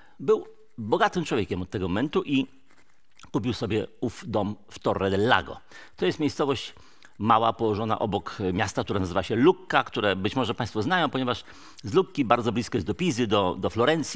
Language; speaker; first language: Polish; native; Polish